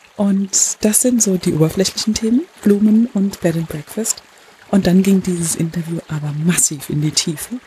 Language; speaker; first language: German; native; German